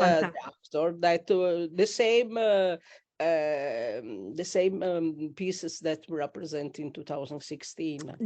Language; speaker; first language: English; non-native, learner; Italian